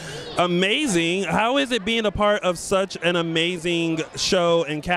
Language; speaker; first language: English; native; English